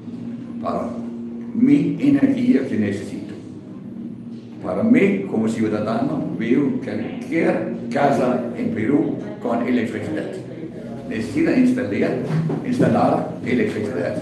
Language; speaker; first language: Spanish; non-native, fluent; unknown